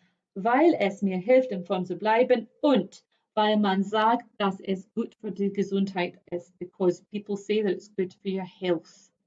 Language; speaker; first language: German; non-native, fluent; English